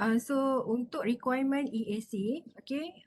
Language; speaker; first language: Malay; native; Malay